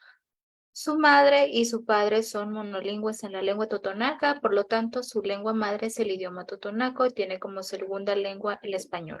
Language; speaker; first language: Spanish; native; Spanish